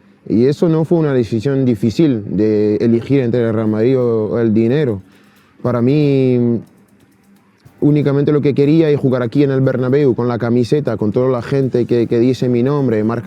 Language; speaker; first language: Spanish; non-native, fluent; French